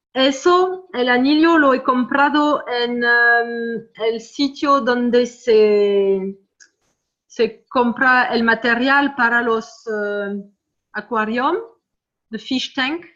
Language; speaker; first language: Spanish; non-native, fluent; French